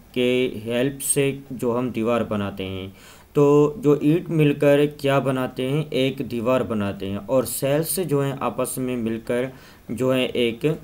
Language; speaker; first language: Urdu; non-native, local second language; Sindhi